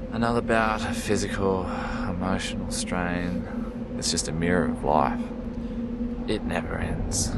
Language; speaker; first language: English; native; English